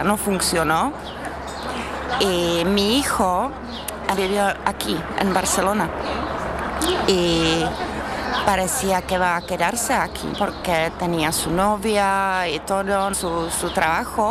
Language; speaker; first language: Spanish; non-native, fluent; Czech